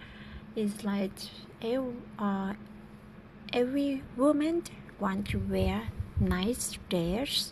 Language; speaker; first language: English; non-native, learner; Thai